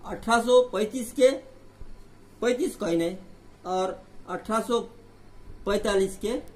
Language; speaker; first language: Hindi; non-native, local second language; Marathi